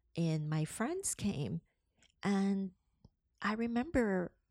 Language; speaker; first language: English; non-native, local second language; Cantonese